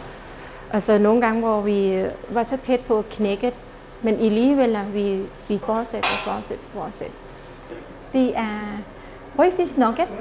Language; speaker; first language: Danish; non-native, fluent; Thai